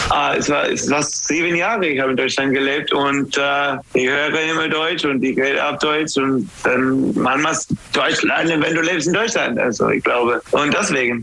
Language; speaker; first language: German; non-native, learner; English